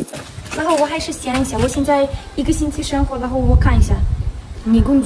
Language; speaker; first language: Chinese; non-native, learner; Ukrainian